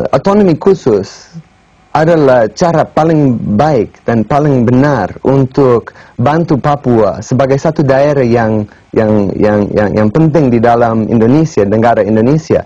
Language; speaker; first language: Indonesian; non-native, fluent; English